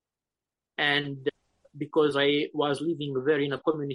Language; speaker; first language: English; non-native, fluent; Romanian